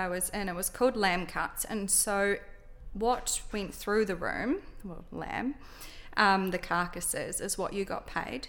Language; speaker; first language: English; native; English